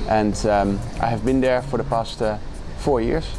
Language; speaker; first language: English; non-native, fluent; Dutch